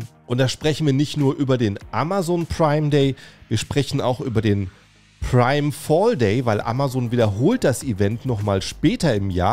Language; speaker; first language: German; native; German